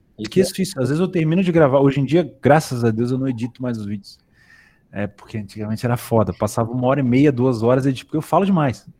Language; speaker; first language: Portuguese; native; Portuguese